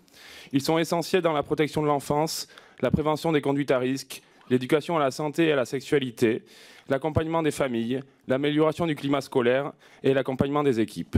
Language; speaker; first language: French; native; French